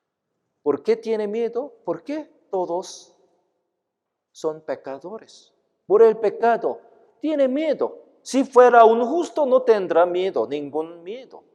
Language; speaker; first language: Spanish; non-native, fluent; Korean